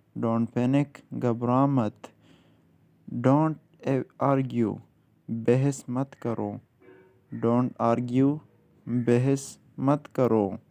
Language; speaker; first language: Urdu; native; Urdu